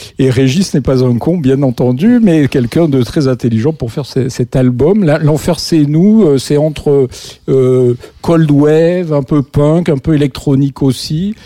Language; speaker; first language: French; native; French